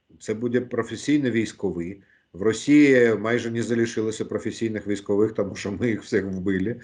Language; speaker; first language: Ukrainian; non-native, local second language; Russian